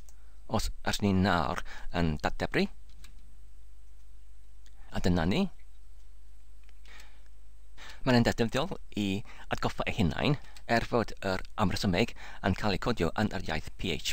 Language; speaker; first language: Welsh; non-native, learner; English